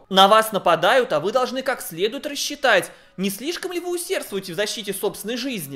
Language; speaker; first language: Russian; native; Russian